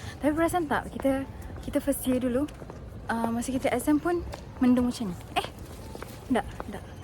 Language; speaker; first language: Malay; native; Malay